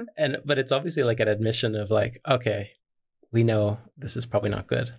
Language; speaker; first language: English; native; English